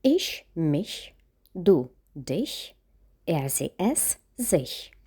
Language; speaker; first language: German; non-native, fluent; Ukrainian